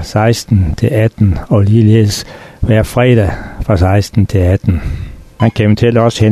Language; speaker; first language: Danish; native; Danish